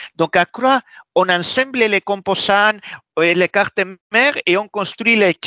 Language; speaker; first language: French; non-native, fluent; Spanish